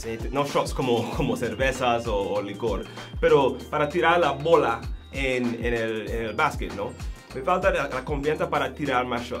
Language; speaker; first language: Spanish; non-native, learner; English